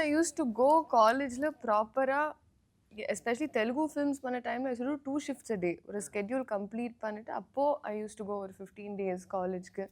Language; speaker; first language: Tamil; non-native, learner; Telugu